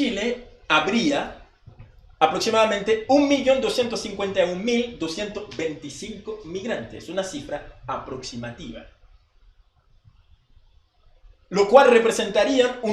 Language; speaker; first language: Spanish; non-native, fluent; Haitian Creole